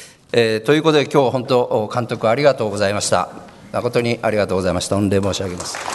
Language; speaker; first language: Japanese; native; Japanese